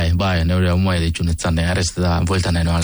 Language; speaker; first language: Basque; non-native, learner; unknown